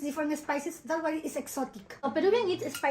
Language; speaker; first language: English; non-native, fluent; Spanish